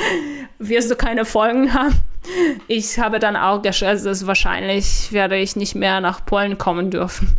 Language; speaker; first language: German; non-native, fluent; Polish